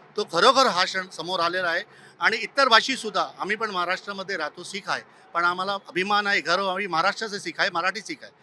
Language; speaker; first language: Marathi; non-native, local second language; Punjabi